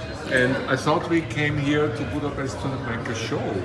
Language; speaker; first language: English; non-native, fluent; German